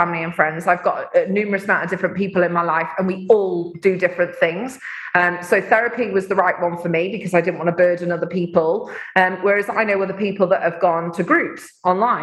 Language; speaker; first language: English; native; English